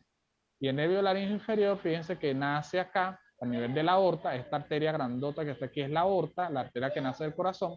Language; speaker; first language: Spanish; native; Spanish